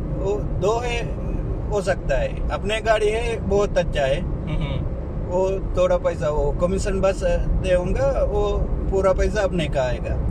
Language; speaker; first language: Hindi; non-native, learner; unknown